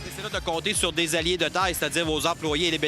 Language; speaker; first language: French; native; French